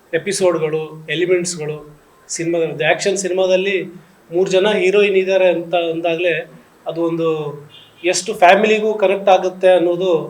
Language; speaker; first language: Kannada; native; Kannada